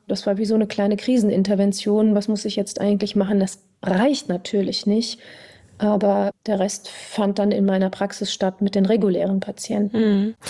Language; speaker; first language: German; early bilingual, other home language; Persian